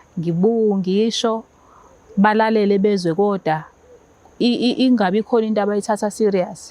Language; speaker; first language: Zulu; native; Zulu